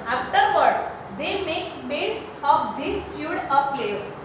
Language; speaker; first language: English; non-native, local second language; Gujarati